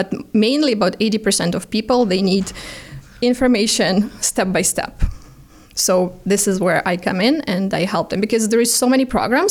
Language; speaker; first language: English; non-native, fluent; Ukrainian